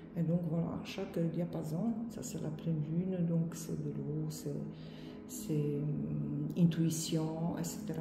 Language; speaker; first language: French; non-native, fluent; Polish